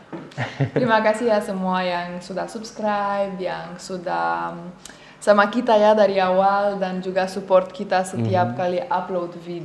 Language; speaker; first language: Indonesian; non-native, fluent; Romanian